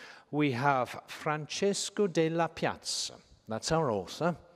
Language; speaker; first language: English; native; English